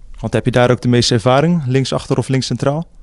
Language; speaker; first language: Dutch; native; Dutch